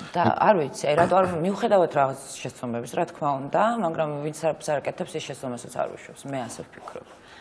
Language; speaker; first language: Georgian; native; Georgian